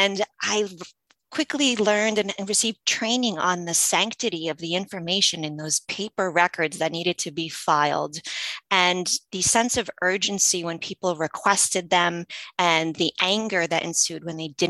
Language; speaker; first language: English; early bilingual, other home language; Polish